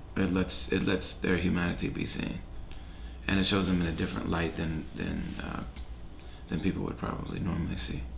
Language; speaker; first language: English; native; English